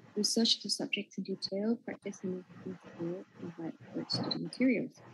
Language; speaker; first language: English; non-native, fluent; Vietnamese